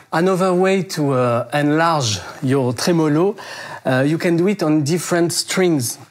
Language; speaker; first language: English; non-native, fluent; French